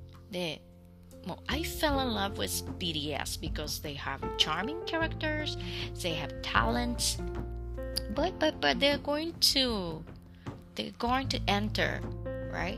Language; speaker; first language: English; non-native, fluent; Japanese